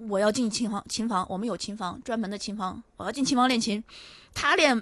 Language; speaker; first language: Chinese; native; Chinese